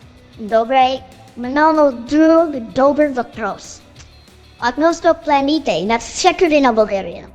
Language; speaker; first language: Bulgarian; non-native, learner; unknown